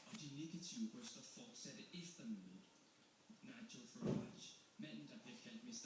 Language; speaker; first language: Danish; native; Danish